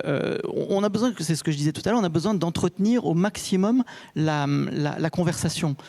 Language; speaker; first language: French; native; French